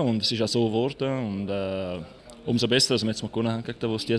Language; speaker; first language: German; native; German